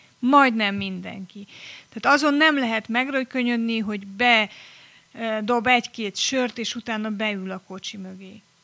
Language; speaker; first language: Hungarian; native; Hungarian